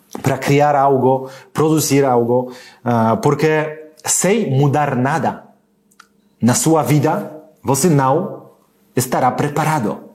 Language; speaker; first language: Portuguese; non-native, learner; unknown